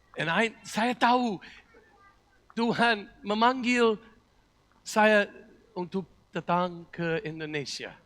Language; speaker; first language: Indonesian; non-native, learner; English